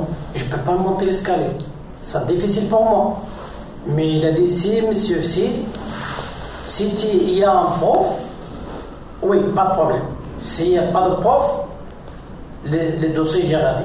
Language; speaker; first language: French; non-native, learner; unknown